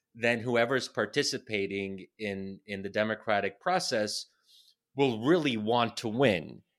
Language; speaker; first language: English; native; English